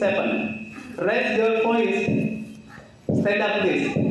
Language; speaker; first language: English; non-native, learner; Indonesian